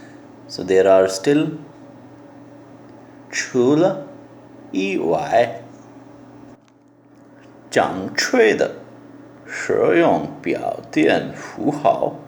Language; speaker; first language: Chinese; non-native, learner; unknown